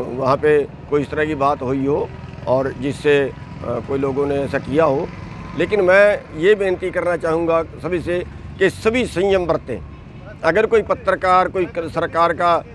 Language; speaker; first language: Hindi; native; Hindi